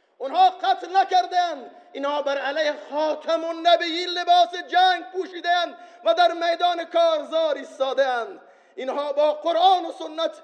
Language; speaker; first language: Persian; non-native, local second language; Baluchi